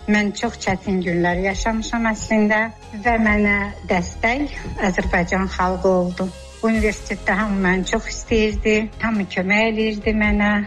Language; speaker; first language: Azerbaijani; non-native, fluent; Georgian